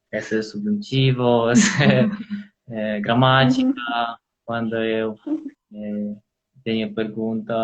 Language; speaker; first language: Portuguese; non-native, learner; Polish